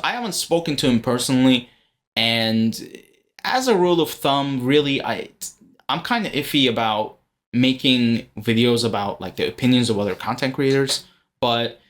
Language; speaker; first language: English; native; English